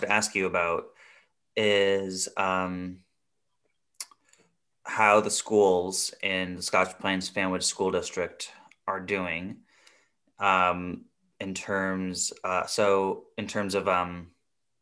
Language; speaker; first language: English; native; English